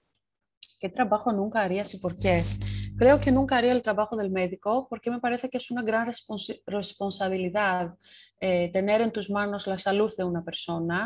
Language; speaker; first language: Spanish; non-native, fluent; Greek